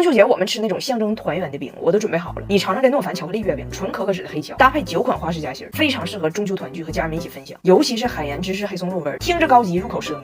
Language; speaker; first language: Chinese; native; Chinese